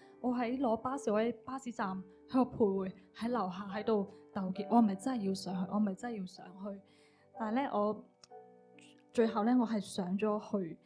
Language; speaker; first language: Cantonese; early bilingual, other home language; Min Nan Chinese